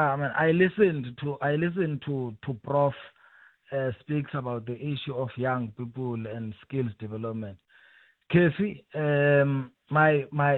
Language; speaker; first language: English; non-native, local second language; Xhosa